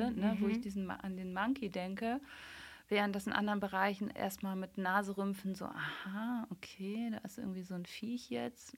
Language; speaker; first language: German; native; German